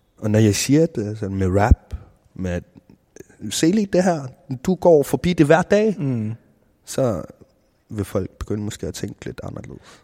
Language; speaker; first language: Danish; non-native, local second language; Kalaallisut